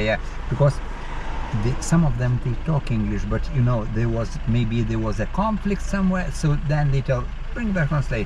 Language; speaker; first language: English; non-native, learner; Lithuanian